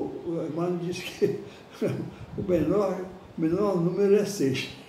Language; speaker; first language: Portuguese; native; Portuguese